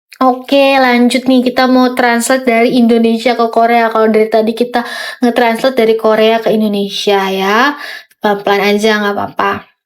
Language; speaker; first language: Indonesian; native; Indonesian